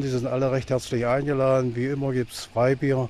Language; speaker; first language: German; native; German